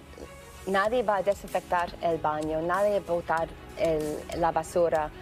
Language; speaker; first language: Spanish; non-native, fluent; English